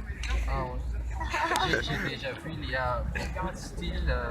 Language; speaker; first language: French; non-native, learner; Dutch